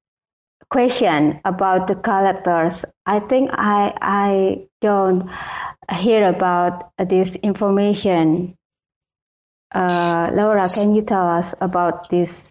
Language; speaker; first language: English; non-native, learner; Indonesian